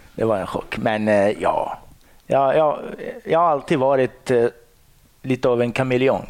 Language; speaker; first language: Swedish; non-native, fluent; Arabic